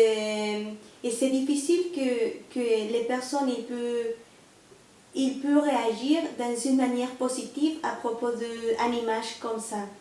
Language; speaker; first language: French; non-native, learner; Spanish